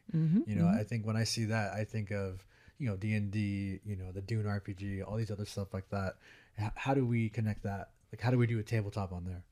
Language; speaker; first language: English; native; English